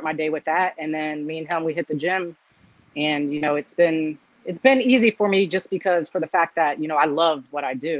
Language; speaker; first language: English; native; English